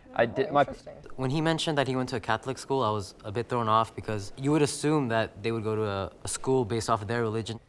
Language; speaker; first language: English; early bilingual, other home language; Bangla